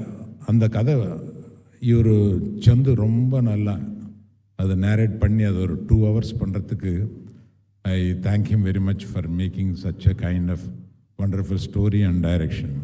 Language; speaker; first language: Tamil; non-native, local second language; Telugu